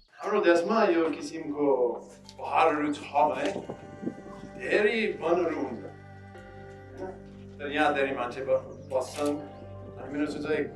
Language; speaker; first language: Nepali; non-native, learner; English